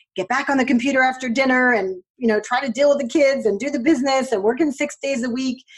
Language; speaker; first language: English; native; English